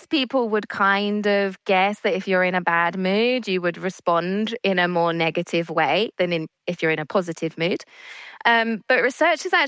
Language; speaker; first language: English; native; English